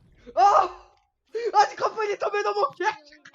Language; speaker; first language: French; native; French